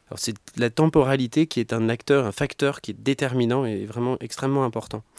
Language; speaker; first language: French; native; French